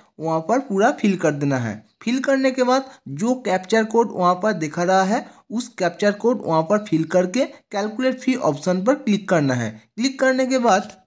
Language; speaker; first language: Hindi; non-native, local second language; Bangla